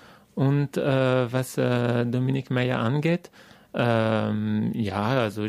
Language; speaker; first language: German; non-native, fluent; French